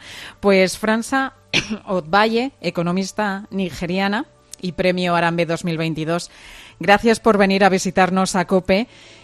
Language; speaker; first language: Spanish; native; Spanish